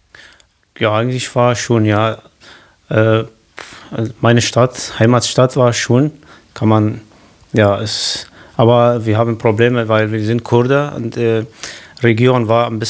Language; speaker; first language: German; non-native, learner; Kurdish